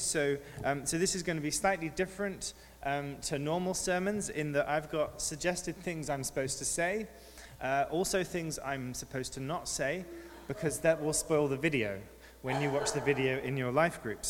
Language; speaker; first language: English; native; English